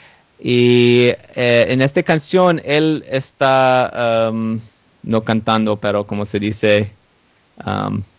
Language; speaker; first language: Spanish; non-native, learner; English